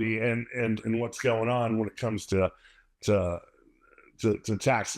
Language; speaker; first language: English; native; English